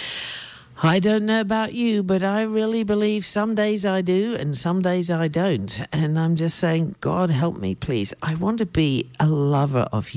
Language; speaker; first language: English; native; English